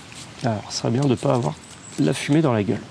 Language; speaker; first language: French; native; French